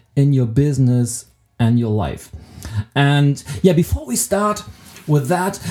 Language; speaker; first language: English; non-native, fluent; German